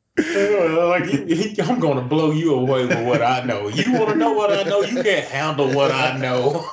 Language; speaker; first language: English; native; English